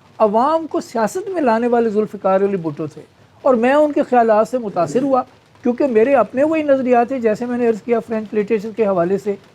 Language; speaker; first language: Urdu; non-native, local second language; Punjabi